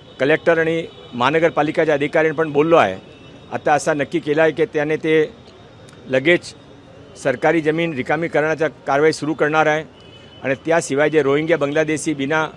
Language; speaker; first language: Marathi; non-native, local second language; Hindi